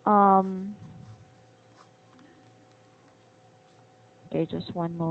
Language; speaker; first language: English; non-native, fluent; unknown